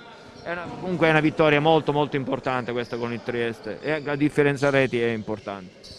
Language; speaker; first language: Italian; native; Italian